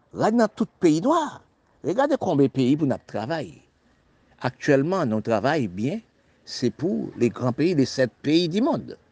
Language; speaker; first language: French; non-native, local second language; Haitian Creole